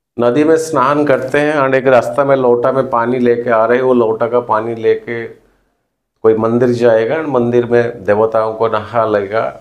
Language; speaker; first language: Hindi; non-native, local second language; Odia